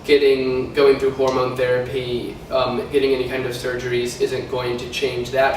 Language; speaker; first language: English; native; English